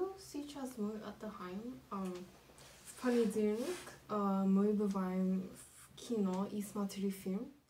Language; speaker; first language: Russian; non-native, learner; English